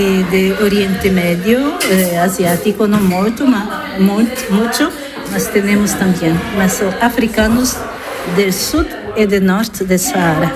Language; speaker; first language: Spanish; non-native, fluent; Italian